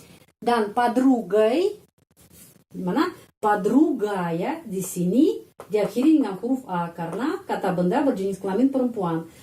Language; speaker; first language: Indonesian; non-native, fluent; Russian